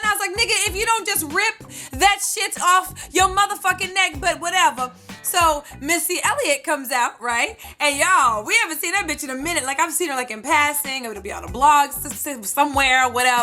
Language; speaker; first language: English; native; English